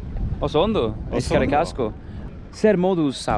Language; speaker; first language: Basque; non-native, learner; English